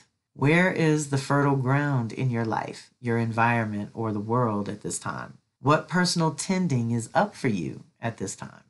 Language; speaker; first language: English; native; English